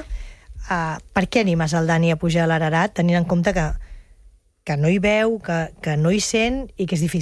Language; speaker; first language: Catalan; native; Catalan